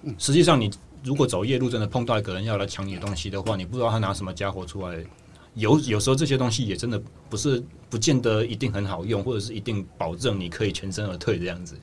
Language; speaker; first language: Chinese; native; Chinese